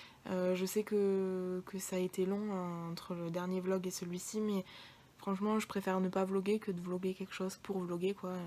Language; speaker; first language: French; native; French